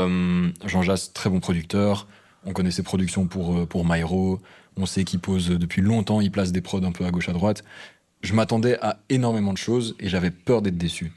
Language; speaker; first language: French; native; French